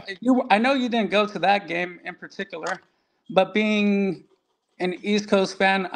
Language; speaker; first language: English; native; English